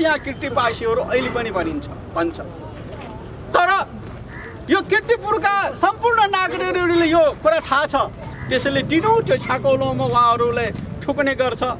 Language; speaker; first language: Nepali; non-native, local second language; Newari